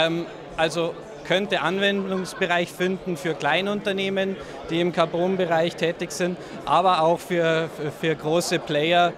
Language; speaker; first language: German; native; German